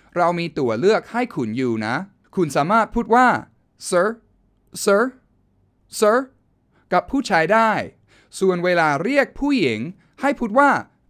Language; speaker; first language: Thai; non-native, fluent; English